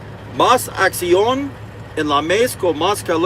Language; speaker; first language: Spanish; early bilingual, heritage; English